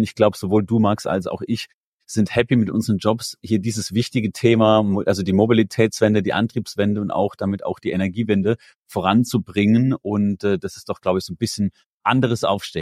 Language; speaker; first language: German; native; German